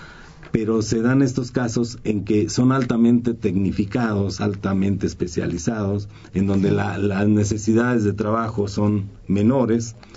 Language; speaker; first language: Spanish; native; Spanish